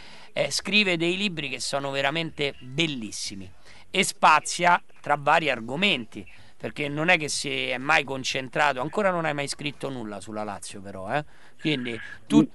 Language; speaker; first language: Italian; native; Italian